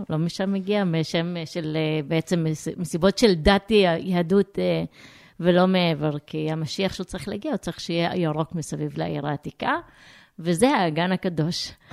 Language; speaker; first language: Hebrew; non-native, local second language; Arabic